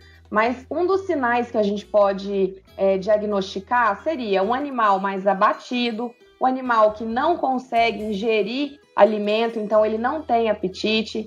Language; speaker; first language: Portuguese; native; Portuguese